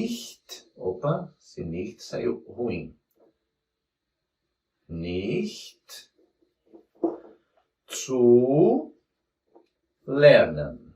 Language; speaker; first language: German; non-native, fluent; Portuguese